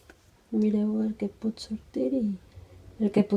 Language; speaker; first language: Catalan; non-native, fluent; Spanish